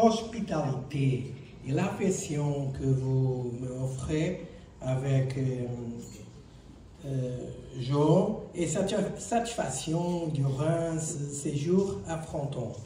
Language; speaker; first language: French; non-native, learner; Portuguese